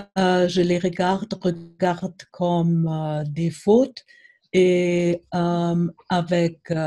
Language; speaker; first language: French; non-native, fluent; German